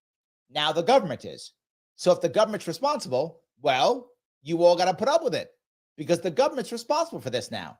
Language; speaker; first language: English; native; English